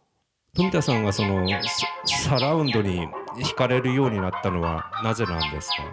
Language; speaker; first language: Japanese; native; Japanese